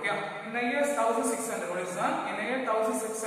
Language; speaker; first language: English; non-native, local second language; Tamil